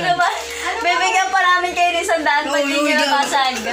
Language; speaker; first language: Filipino; native; Filipino